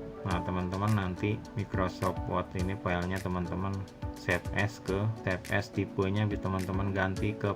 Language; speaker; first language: Indonesian; native; Indonesian